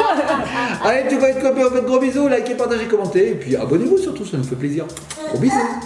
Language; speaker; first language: French; native; French